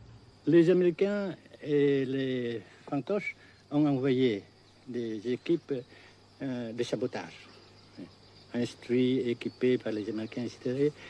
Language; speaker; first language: French; non-native, fluent; Vietnamese